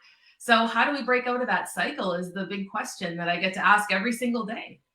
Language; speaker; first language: English; native; English